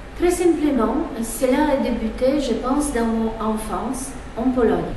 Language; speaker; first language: French; non-native, fluent; Polish